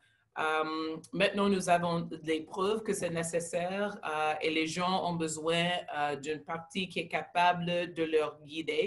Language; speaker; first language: French; non-native, local second language; English